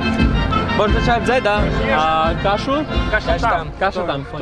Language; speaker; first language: Polish; non-native, learner; Russian